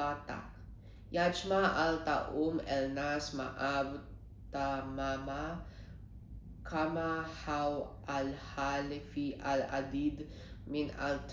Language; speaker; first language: Arabic; non-native, learner; Filipino